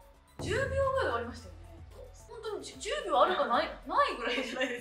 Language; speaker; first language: Japanese; native; Japanese